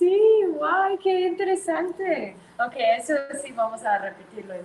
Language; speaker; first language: Spanish; non-native, fluent; English